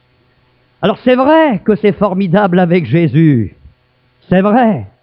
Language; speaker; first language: French; native; French